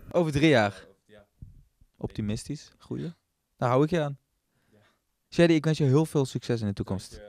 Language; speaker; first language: Dutch; native; Dutch